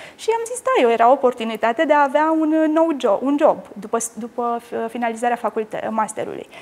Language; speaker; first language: Romanian; native; Romanian